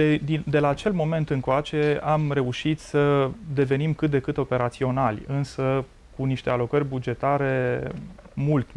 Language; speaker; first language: Romanian; native; Romanian